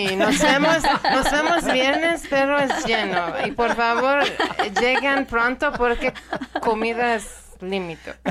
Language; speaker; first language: Spanish; non-native, learner; Persian